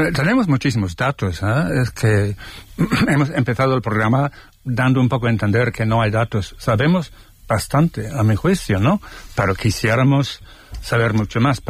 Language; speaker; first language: Spanish; non-native, fluent; English